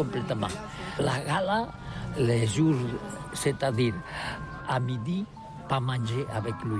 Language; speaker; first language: French; non-native, learner; Catalan